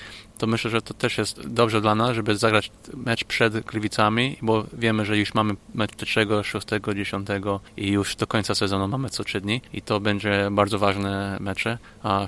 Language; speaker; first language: Polish; non-native, fluent; English